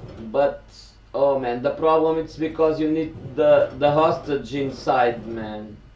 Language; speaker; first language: English; non-native, fluent; Portuguese